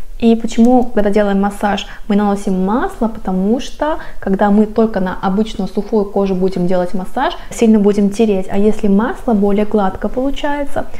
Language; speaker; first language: Russian; non-native, fluent; Korean